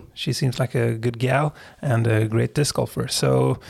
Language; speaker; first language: English; non-native, fluent; Swedish